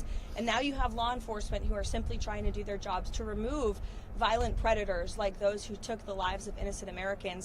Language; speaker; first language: English; native; English